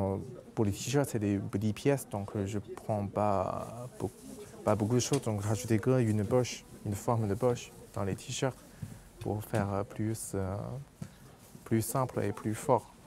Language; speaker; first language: French; non-native, local second language; Chinese